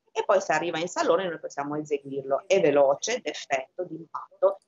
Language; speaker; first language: Italian; early bilingual, other home language; Albanian